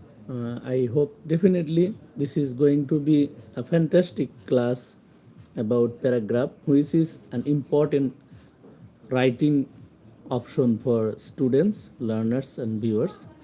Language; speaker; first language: English; non-native, local second language; Bangla